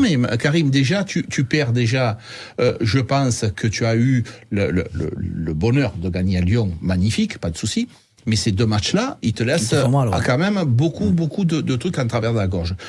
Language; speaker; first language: French; native; French